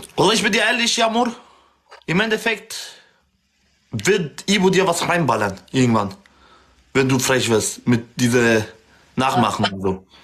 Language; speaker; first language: German; early bilingual, other home language; Albanian